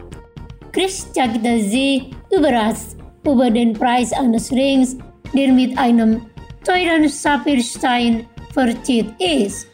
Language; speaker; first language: German; non-native, fluent; Indonesian